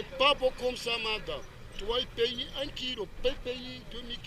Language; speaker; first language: French; non-native, local second language; Arabic